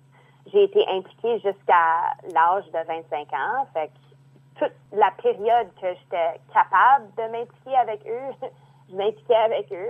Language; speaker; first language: French; native; French